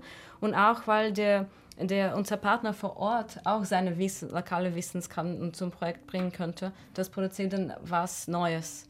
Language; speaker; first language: German; non-native, fluent; Russian